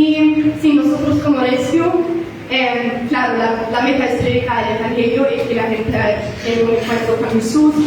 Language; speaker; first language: Spanish; non-native, fluent; German